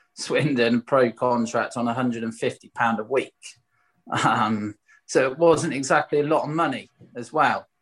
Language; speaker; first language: English; native; English